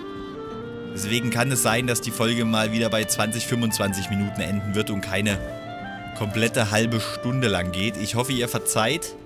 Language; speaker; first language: German; native; German